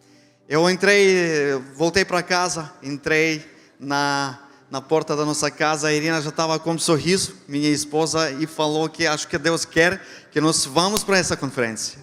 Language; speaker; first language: Portuguese; non-native, fluent; Ukrainian